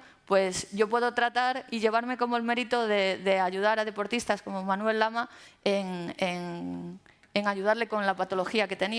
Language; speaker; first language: Spanish; native; Spanish